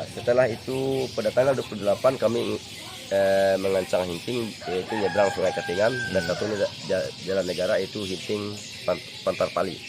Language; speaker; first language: Indonesian; non-native, local second language; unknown